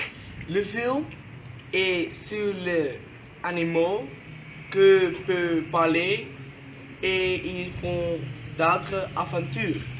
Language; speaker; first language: French; non-native, learner; Dutch